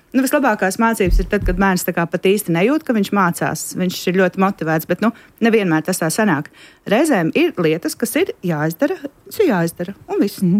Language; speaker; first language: Latvian; native; Latvian